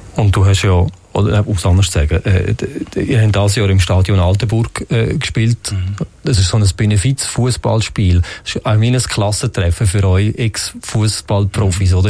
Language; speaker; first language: German; native; German